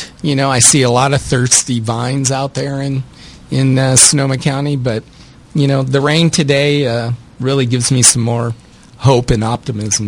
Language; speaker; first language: English; native; English